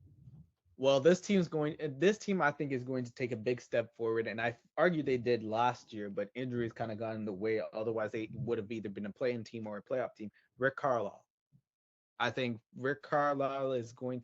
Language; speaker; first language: English; native; English